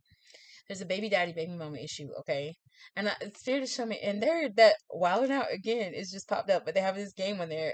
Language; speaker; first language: English; native; English